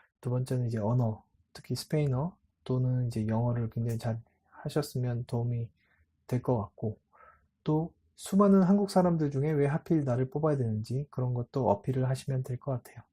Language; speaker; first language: Korean; native; Korean